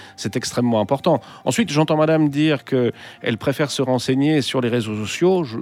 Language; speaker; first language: French; native; French